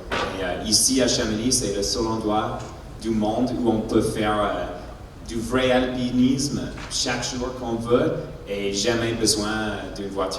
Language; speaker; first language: French; non-native, learner; English